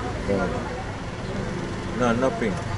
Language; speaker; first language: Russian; non-native, learner; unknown